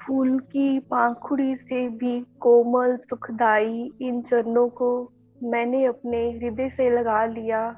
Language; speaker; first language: Hindi; native; Hindi